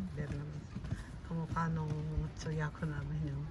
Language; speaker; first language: Japanese; non-native, learner; Vietnamese